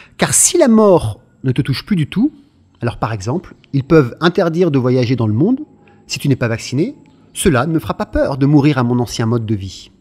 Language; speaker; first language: French; native; French